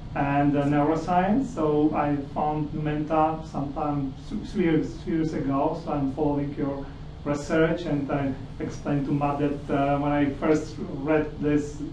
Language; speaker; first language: English; non-native, fluent; Czech